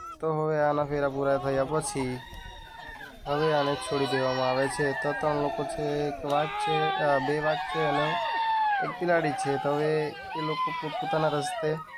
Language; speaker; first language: Gujarati; non-native, local second language; Bhili